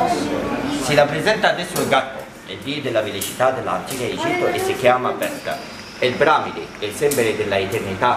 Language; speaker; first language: Italian; non-native, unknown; Arabic